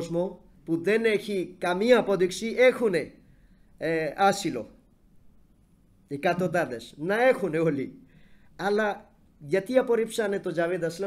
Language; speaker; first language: Greek; non-native, fluent; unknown